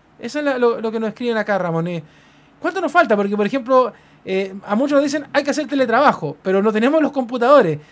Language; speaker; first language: Spanish; native; Spanish